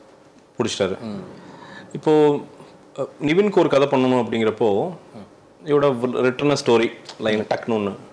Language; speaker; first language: Tamil; native; Tamil